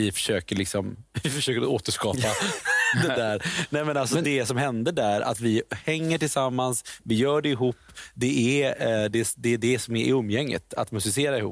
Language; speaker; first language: Swedish; native; Swedish